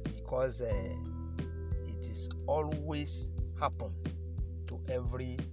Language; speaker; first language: English; non-native, local second language; Yoruba